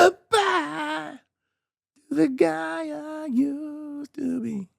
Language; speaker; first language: English; native; English